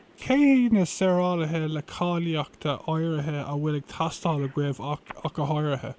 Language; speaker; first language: Irish; non-native, local second language; English